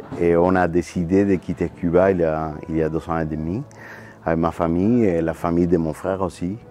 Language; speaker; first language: French; non-native, fluent; Spanish